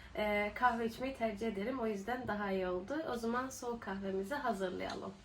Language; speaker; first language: Turkish; early bilingual, heritage; Turkish